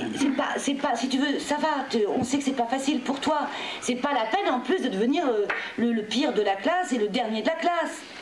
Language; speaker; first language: French; native; French